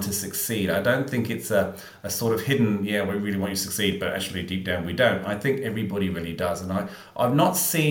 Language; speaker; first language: English; native; English